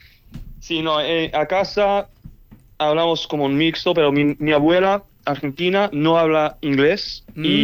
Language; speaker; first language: Spanish; early bilingual, heritage; English